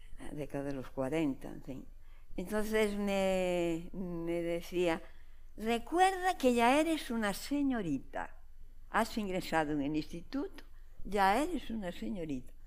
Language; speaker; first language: Spanish; non-native, local second language; Galician